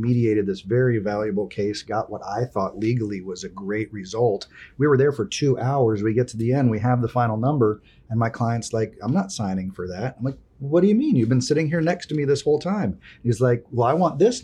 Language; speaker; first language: English; early bilingual, other home language; Spanish